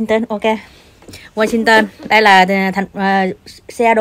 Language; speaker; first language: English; non-native, learner; Vietnamese